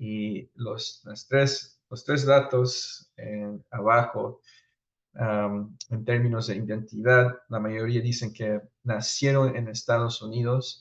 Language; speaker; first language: Spanish; early bilingual, heritage; Spanish